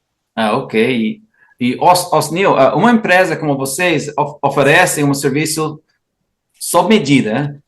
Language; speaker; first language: Portuguese; non-native, fluent; English